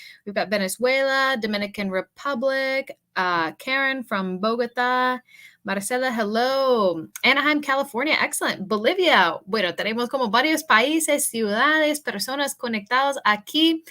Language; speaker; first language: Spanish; early bilingual, heritage; English